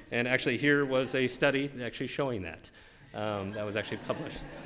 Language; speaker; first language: English; native; English